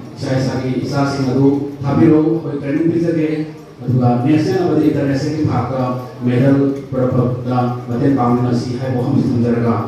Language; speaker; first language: Manipuri; native; Manipuri